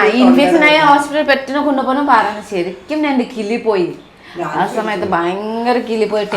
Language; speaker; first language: Malayalam; non-native, fluent; Nepali